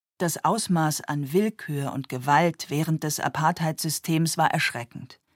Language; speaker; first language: German; native; German